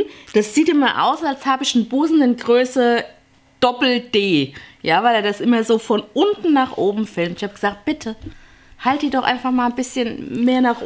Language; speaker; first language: German; native; German